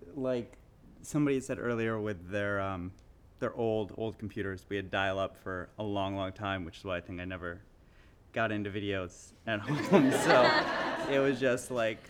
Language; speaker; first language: English; native; English